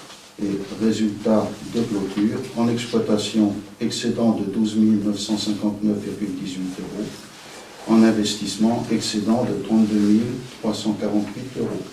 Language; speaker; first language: French; native; French